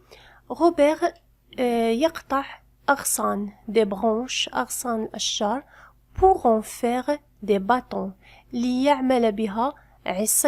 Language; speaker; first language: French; non-native, fluent; Arabic